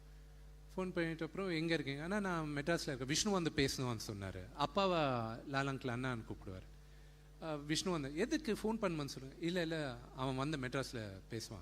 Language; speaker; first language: Tamil; non-native, local second language; Telugu